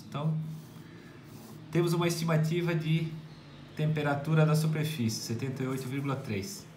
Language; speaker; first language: Portuguese; native; Portuguese